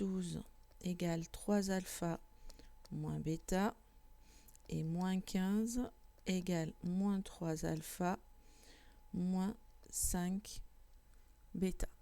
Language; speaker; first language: French; native; French